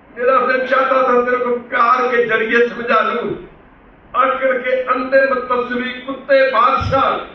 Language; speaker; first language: Urdu; non-native, local second language; Punjabi